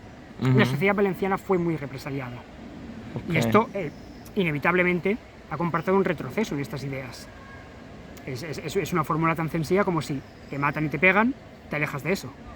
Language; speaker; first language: Spanish; native; Spanish